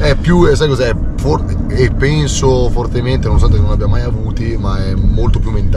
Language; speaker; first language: Italian; native; Italian